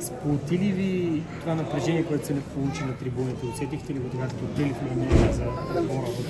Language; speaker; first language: Bulgarian; native; Bulgarian